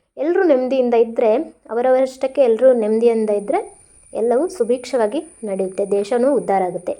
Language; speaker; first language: Kannada; non-native, local second language; Tulu